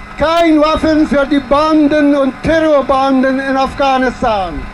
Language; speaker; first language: German; non-native, fluent; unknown